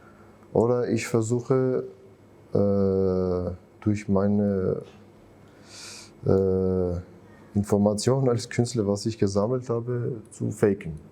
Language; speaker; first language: German; non-native, fluent; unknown